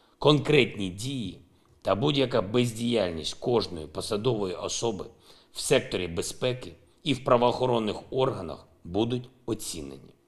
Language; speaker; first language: Ukrainian; non-native, local second language; Russian